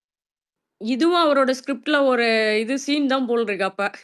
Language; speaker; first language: Tamil; native; Tamil